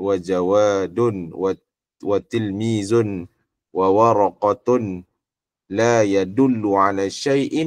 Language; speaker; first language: Arabic; non-native, learner; Malay